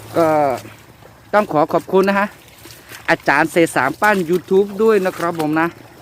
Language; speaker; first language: Thai; non-native, local second language; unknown